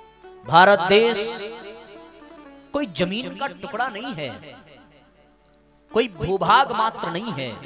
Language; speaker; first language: Hindi; native; Hindi